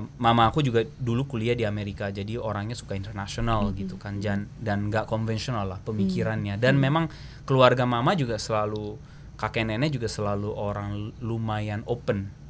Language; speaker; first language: Indonesian; early bilingual, heritage; Japanese